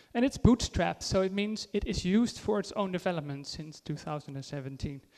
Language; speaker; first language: English; non-native, fluent; Dutch